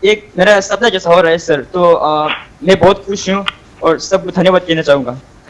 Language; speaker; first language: Hindi; non-native, local second language; Tibetan